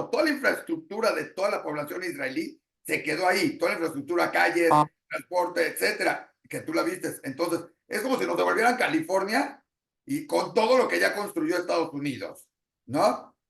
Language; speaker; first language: Spanish; native; Spanish